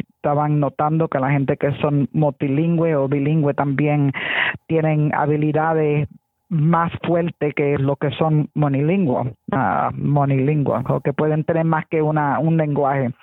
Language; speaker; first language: Spanish; early bilingual, heritage; Spanish